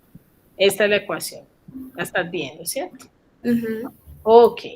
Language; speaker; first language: Spanish; native; Spanish